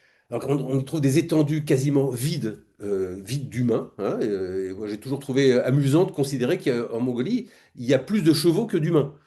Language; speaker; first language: French; native; French